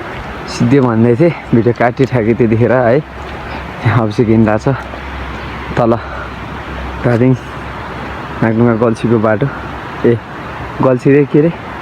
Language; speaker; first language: Nepali; native; Nepali